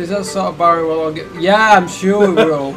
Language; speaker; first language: English; native; English